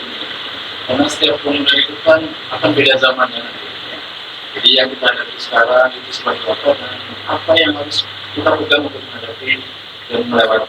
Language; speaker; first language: Indonesian; native; Indonesian